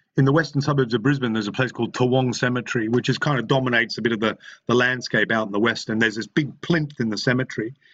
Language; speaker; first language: English; native; English